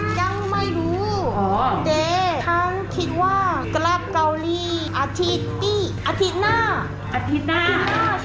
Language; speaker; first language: Thai; non-native, learner; Korean